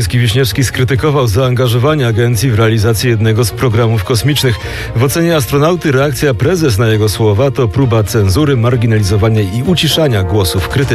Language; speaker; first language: Polish; native; Polish